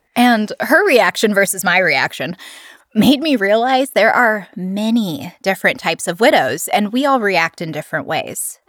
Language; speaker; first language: English; native; English